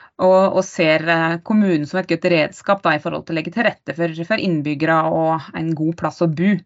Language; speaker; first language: Norwegian; native; Norwegian